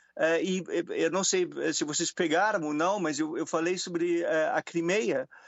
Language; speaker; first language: Portuguese; non-native, fluent; German